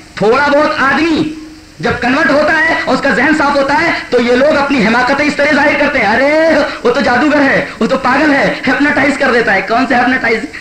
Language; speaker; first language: Urdu; native; Urdu